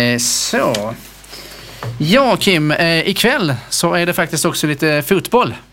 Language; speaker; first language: Swedish; native; Swedish